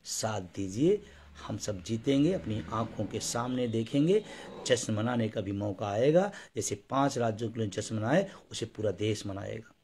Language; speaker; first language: Hindi; native; Hindi